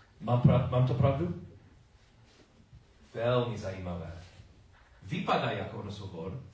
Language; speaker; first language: Czech; non-native, learner; English